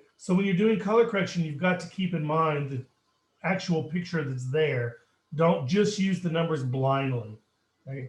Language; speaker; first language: English; native; English